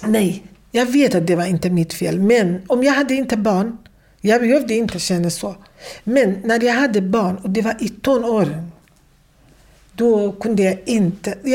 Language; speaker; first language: Swedish; non-native, fluent; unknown